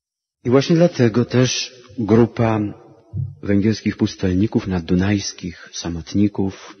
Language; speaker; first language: Polish; native; Polish